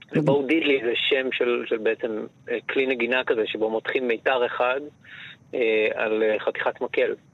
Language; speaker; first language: Hebrew; native; Hebrew